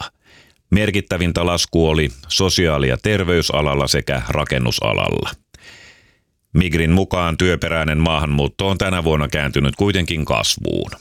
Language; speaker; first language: Finnish; native; Finnish